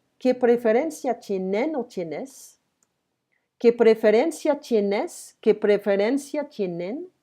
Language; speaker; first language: Spanish; non-native, fluent; French